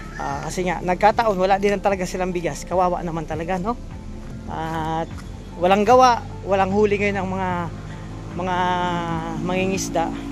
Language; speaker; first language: Filipino; non-native, local second language; Cebuano